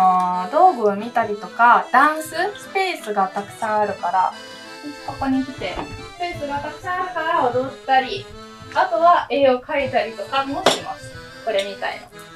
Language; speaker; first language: Japanese; non-native, fluent; Italian